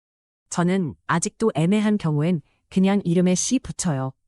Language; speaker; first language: Korean; non-native, fluent; Chinese